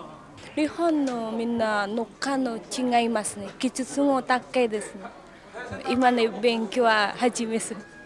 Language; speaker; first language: Japanese; non-native, learner; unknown